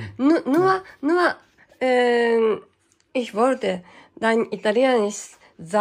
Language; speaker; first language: German; non-native, learner; Japanese